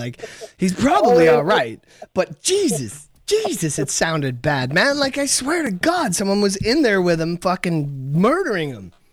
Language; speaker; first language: English; native; English